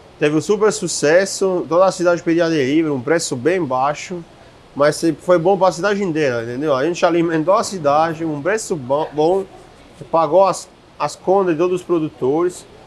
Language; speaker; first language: Portuguese; non-native, fluent; Italian